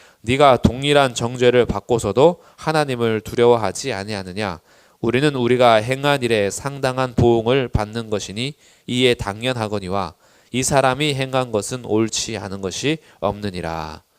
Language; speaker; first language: Korean; native; Korean